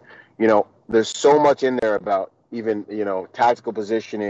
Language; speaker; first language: English; native; English